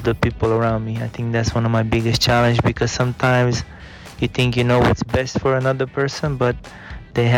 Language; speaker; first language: English; non-native, fluent; Romanian